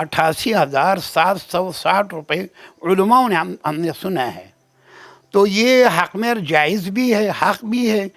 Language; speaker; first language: Urdu; non-native, local second language; Pashto